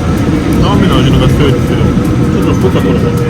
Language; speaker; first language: Japanese; non-native, fluent; French